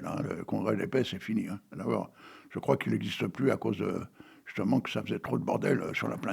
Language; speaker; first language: French; native; French